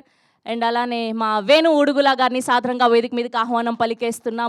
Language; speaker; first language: Telugu; native; Telugu